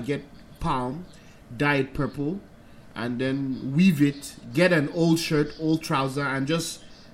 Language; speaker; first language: English; non-native, local second language; Hausa